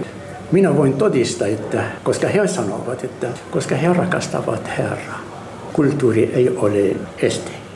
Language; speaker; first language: Finnish; non-native, fluent; Arabic